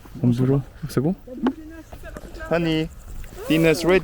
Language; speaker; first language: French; non-native, fluent; Korean